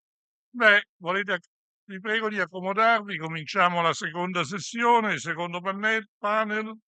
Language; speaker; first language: Italian; native; Italian